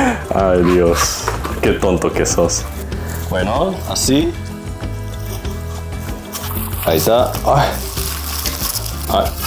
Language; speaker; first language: Spanish; non-native, learner; Korean